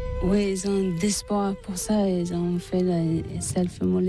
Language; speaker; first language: French; non-native, learner; Tibetan